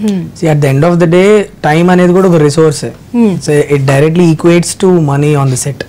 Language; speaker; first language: Telugu; native; Telugu